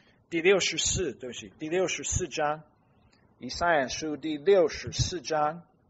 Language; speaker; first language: Chinese; non-native, fluent; English